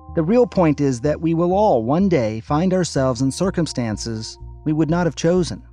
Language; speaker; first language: English; native; English